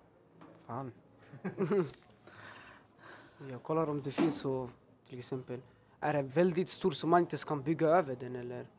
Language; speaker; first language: Swedish; early bilingual, other home language; Albanian